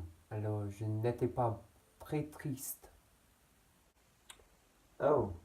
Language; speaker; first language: French; non-native, learner; English